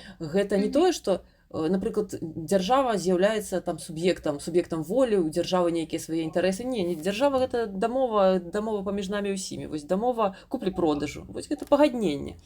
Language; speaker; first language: Belarusian; non-native, local second language; Russian